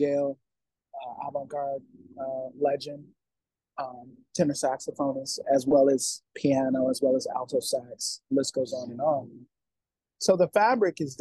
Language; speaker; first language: English; native; English